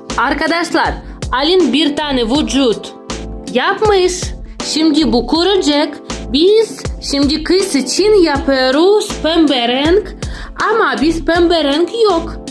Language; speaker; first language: Turkish; non-native, learner; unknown